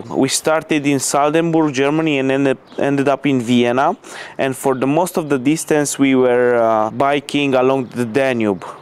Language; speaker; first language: English; non-native, fluent; Romanian